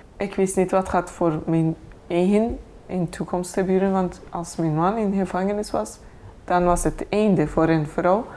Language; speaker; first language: Dutch; non-native, fluent; Persian